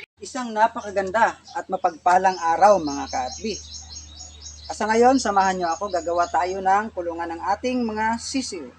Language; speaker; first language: Filipino; non-native, local second language; Cebuano